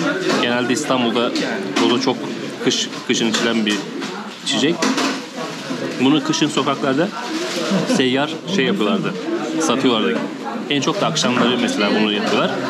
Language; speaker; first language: Turkish; native; Turkish